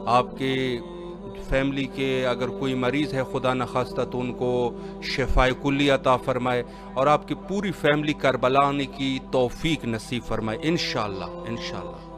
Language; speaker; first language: Urdu; native; Urdu